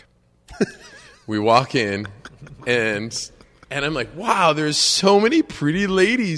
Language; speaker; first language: English; native; English